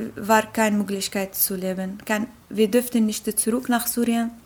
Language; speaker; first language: German; non-native, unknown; Arabic